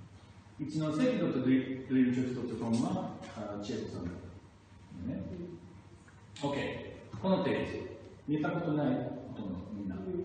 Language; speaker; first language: Japanese; non-native, fluent; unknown